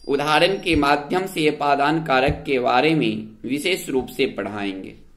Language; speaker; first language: Hindi; native; Hindi